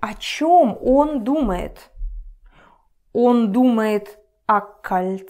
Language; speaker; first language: Russian; non-native, learner; English